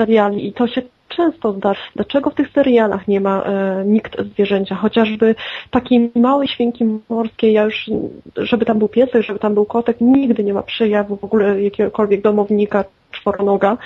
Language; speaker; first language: Polish; native; Polish